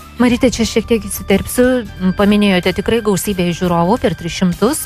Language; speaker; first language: Lithuanian; native; Lithuanian